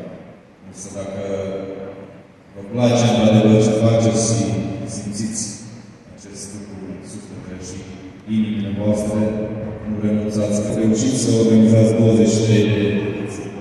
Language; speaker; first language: Romanian; non-native, local second language; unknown